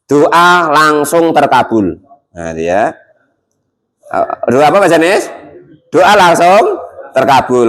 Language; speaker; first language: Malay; non-native, local second language; Javanese